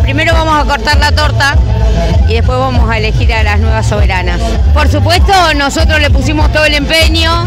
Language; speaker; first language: Spanish; native; Spanish